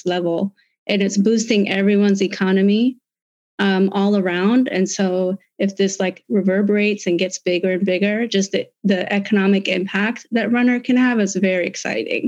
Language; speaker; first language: English; native; English